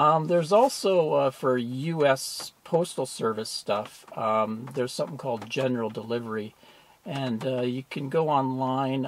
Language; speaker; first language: English; native; English